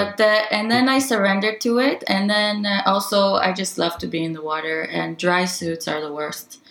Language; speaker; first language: English; non-native, fluent; Hebrew